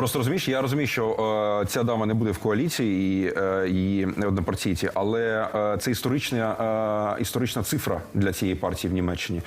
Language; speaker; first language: Ukrainian; native; Ukrainian